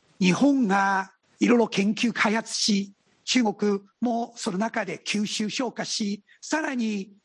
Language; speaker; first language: Japanese; non-native, fluent; Chinese